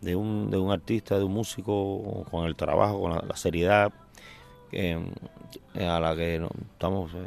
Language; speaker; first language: Spanish; native; Spanish